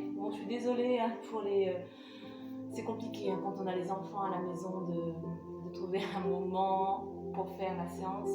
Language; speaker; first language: French; native; French